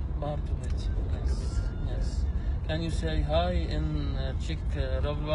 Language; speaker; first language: English; non-native, learner; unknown